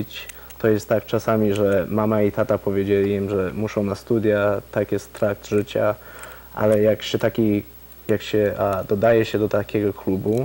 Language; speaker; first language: Polish; early bilingual, heritage; Polish